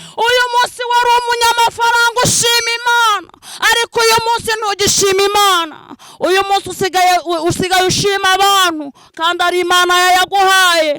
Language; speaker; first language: Kinyarwanda; non-native, local second language; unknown